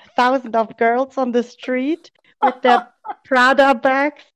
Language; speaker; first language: English; non-native, fluent; German